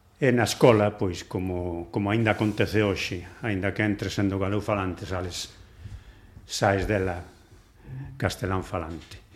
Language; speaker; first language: Galician; non-native, local second language; Spanish